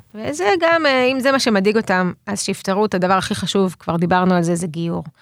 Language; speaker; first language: Hebrew; early bilingual, other home language; Russian